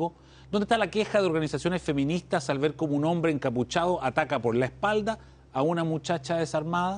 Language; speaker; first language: Spanish; native; Spanish